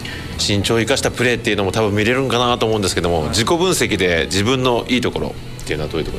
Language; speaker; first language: Japanese; native; Japanese